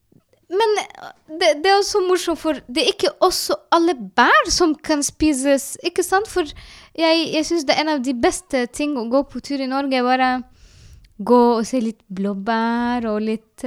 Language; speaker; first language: Norwegian; non-native, learner; Arabic